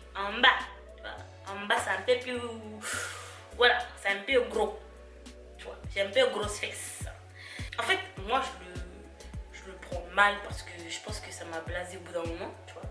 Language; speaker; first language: French; native; French